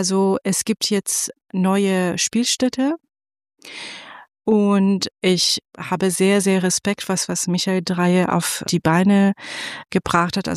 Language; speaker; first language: German; non-native, fluent; Persian